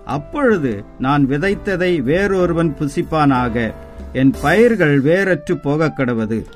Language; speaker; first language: Tamil; native; Tamil